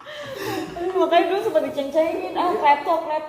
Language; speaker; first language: Indonesian; native; Indonesian